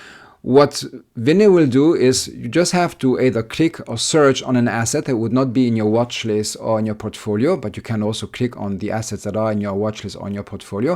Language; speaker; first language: English; non-native, fluent; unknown